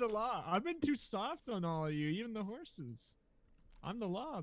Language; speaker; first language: English; native; English